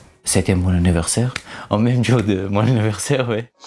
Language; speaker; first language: French; non-native, learner; Arabic